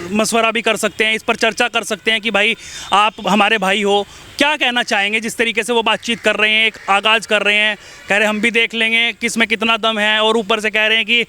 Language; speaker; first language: Hindi; native; Hindi